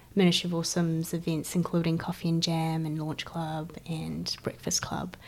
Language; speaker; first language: English; early bilingual, other home language; Chinese